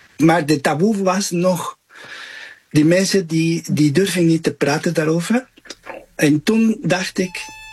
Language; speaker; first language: Dutch; non-native, fluent; Spanish